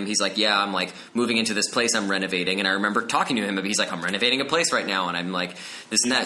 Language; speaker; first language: English; native; English